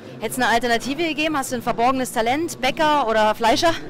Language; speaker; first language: German; native; German